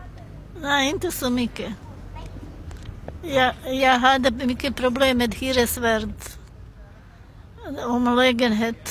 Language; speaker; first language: Swedish; non-native, learner; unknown